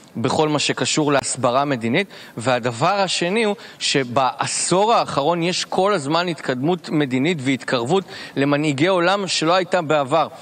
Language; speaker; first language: Hebrew; native; Hebrew